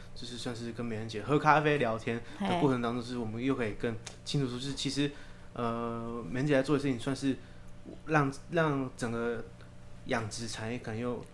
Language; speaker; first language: Chinese; native; Chinese